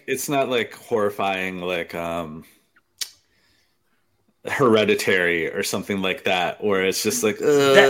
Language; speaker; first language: English; native; English